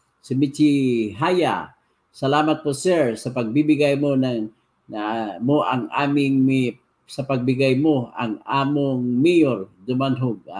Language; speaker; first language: Filipino; non-native, local second language; Cebuano